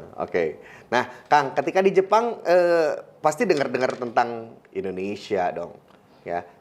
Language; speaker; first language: Indonesian; native; Indonesian